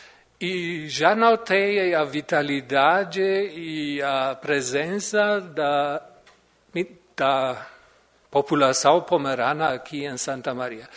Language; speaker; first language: Portuguese; non-native, fluent; German